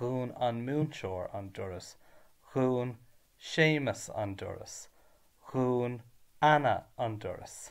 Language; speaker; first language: Irish; non-native, learner; English